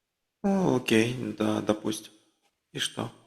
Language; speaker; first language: Russian; native; Russian